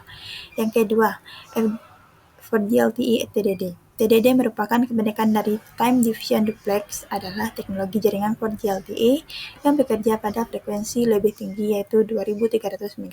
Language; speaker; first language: Indonesian; native; Indonesian